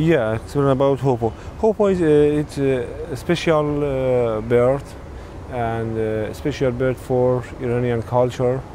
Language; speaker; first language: English; non-native, learner; Persian